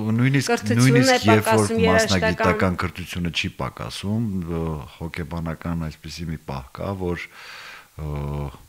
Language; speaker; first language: Armenian; native; Armenian